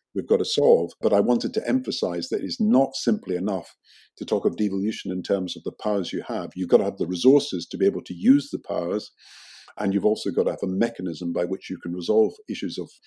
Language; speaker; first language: English; native; English